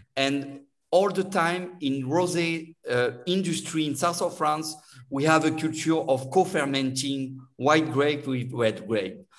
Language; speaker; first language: English; non-native, learner; French